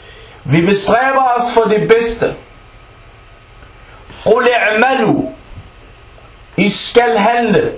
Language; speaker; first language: Danish; non-native, fluent; Arabic